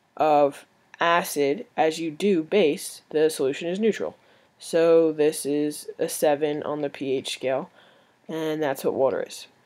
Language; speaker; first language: English; native; English